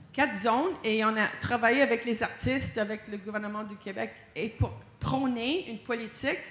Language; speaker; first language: French; non-native, fluent; English